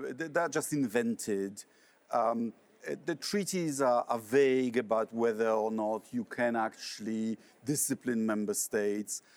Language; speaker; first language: English; non-native, fluent; Polish